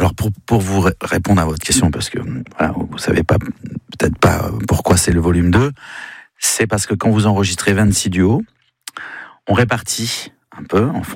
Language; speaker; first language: French; native; French